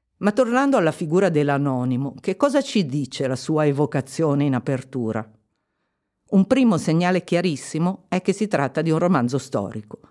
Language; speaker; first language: Italian; native; Italian